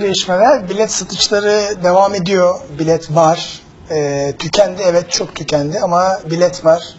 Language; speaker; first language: Turkish; native; Turkish